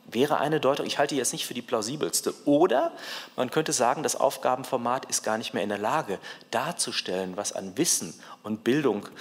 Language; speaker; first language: German; native; German